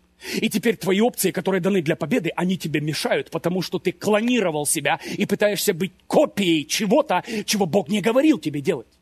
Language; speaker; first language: Russian; native; Russian